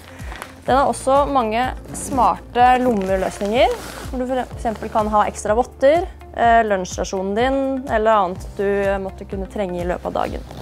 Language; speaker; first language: Norwegian; native; Norwegian